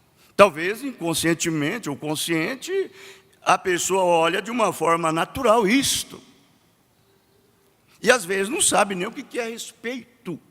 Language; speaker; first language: Portuguese; native; Portuguese